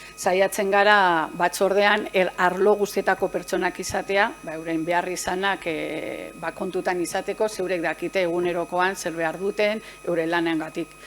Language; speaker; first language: Basque; native; Basque